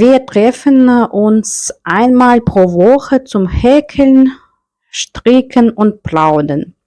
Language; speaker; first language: German; non-native, fluent; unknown